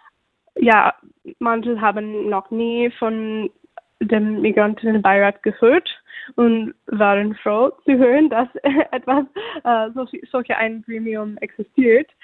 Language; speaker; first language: German; non-native, fluent; English